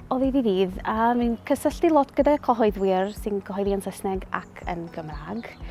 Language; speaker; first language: Welsh; non-native, local second language; English